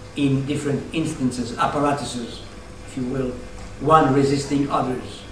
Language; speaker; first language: English; non-native, fluent; French